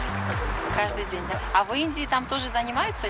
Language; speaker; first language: Russian; non-native, local second language; Uzbek